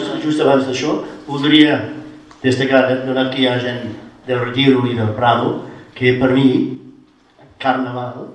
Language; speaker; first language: Catalan; non-native, fluent; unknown